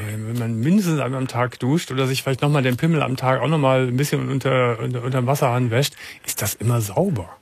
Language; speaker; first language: German; native; German